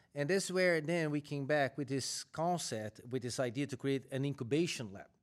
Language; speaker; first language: English; non-native, fluent; Portuguese